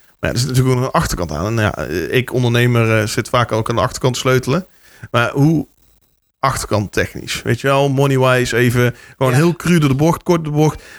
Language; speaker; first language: Dutch; native; Dutch